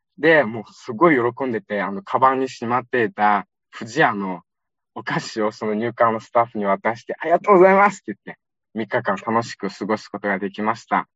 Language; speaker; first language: Japanese; non-native, fluent; Uyghur